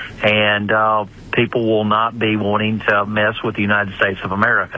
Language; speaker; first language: English; native; English